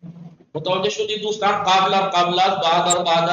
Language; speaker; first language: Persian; non-native, fluent; Urdu